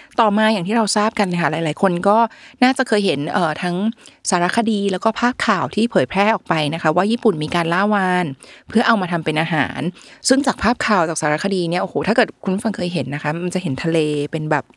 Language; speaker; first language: Thai; native; Thai